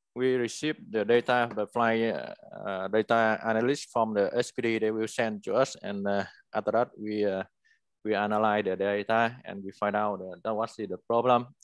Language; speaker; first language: English; non-native, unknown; Vietnamese